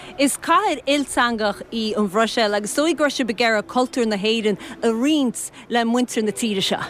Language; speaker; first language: Irish; native; Irish